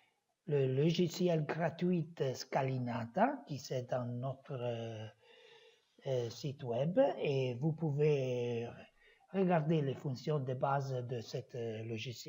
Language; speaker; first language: French; non-native, learner; Italian